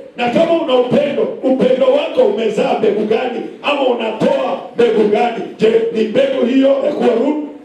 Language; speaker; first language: Swahili; non-native, local second language; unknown